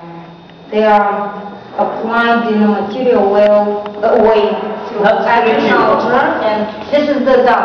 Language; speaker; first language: English; non-native, fluent; Turkish